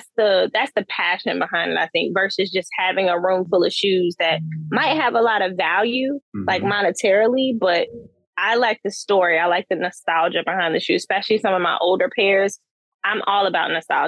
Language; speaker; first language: English; native; English